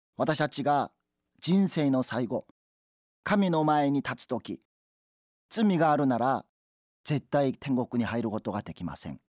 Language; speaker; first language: Japanese; non-native, fluent; Korean